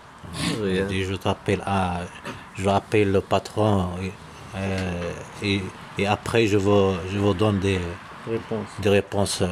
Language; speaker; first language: French; non-native, local second language; Arabic